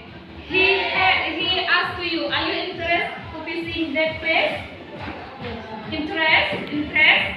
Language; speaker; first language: English; non-native, fluent; Indonesian